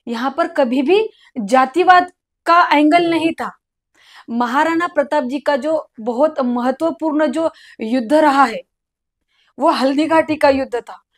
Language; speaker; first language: Hindi; non-native, local second language; Marathi